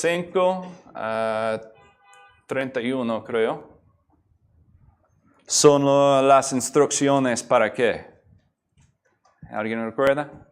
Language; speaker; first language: Spanish; non-native, fluent; English